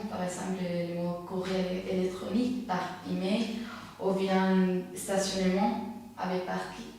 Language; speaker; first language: French; non-native, fluent; Spanish